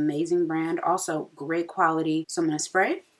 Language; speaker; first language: English; native; English